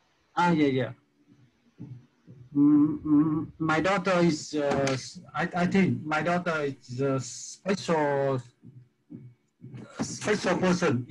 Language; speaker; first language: English; non-native, learner; Vietnamese